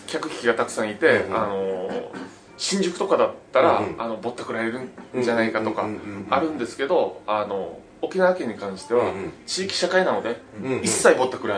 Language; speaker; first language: Japanese; native; Japanese